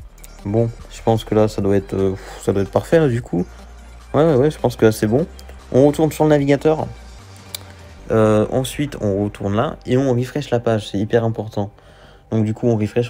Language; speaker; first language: French; native; French